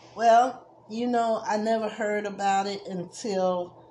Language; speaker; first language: English; native; English